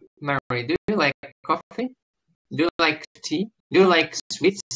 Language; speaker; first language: English; non-native, learner; Russian